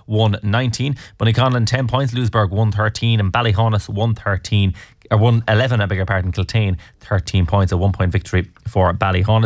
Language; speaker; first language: English; native; English